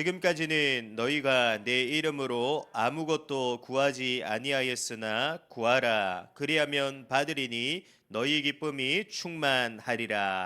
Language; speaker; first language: Korean; native; Korean